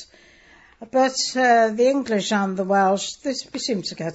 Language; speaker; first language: English; non-native, local second language; Welsh